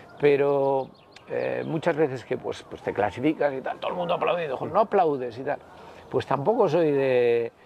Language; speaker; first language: Spanish; native; Spanish